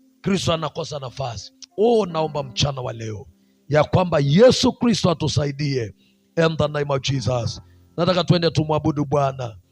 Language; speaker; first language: Swahili; non-native, local second language; Masai